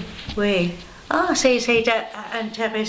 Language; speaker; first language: French; non-native, learner; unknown